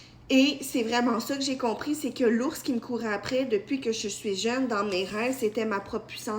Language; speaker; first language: French; native; French